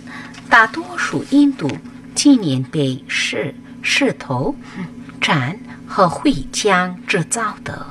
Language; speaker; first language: Chinese; non-native, fluent; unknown